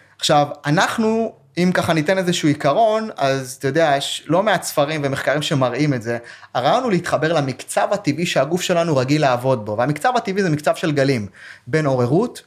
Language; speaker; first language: Hebrew; native; Hebrew